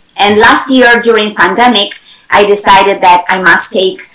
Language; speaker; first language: English; non-native, fluent; Romanian